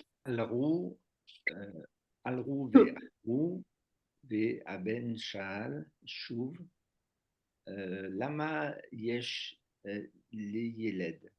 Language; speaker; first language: Hebrew; non-native, learner; French